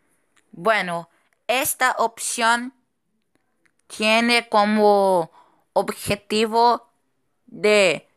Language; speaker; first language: Spanish; non-native, fluent; Portuguese